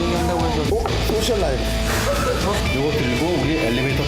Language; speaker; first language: Korean; native; Korean